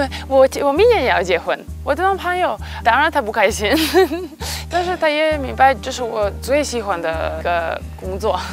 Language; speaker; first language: Chinese; non-native, fluent; Serbian